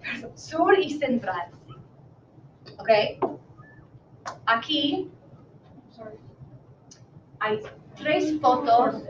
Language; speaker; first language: Spanish; non-native, fluent; English